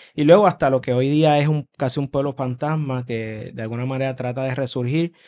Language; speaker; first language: Spanish; native; Spanish